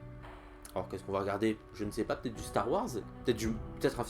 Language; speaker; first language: French; native; French